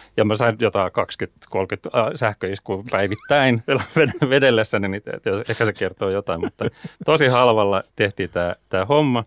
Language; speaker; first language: Finnish; native; Finnish